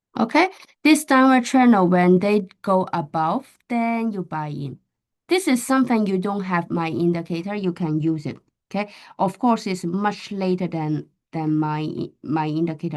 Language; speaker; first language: English; non-native, fluent; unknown